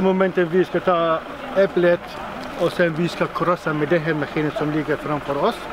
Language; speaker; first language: Swedish; non-native, fluent; Somali